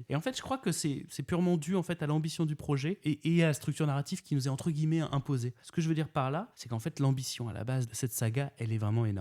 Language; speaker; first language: French; native; French